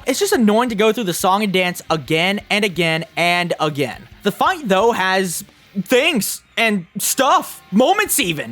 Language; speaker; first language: English; native; English